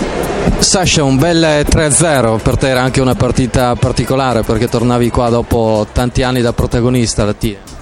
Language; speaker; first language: Italian; native; Italian